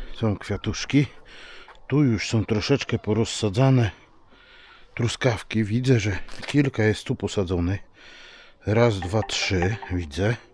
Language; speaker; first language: Polish; native; Polish